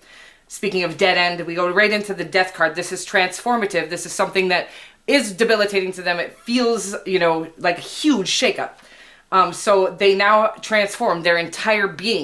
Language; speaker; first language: English; native; English